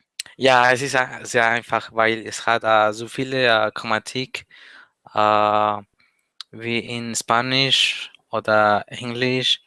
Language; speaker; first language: German; non-native, learner; Spanish